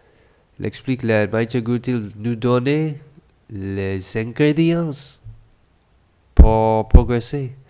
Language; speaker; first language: French; non-native, fluent; English